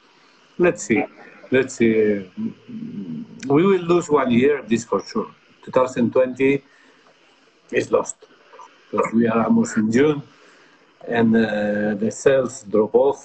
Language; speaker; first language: English; non-native, fluent; Spanish